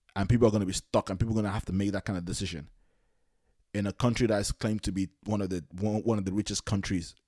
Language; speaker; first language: English; native; English